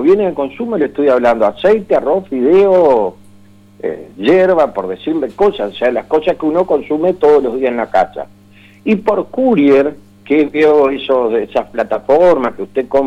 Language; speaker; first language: Spanish; native; Spanish